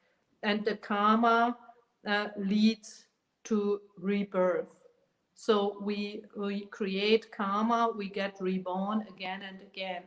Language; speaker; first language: English; non-native, fluent; German